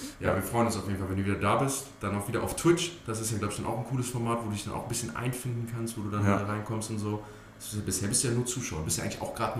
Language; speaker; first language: German; native; German